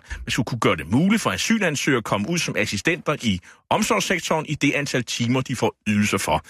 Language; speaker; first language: Danish; native; Danish